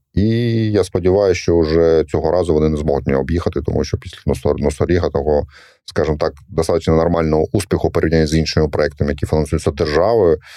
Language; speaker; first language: Ukrainian; non-native, local second language; Russian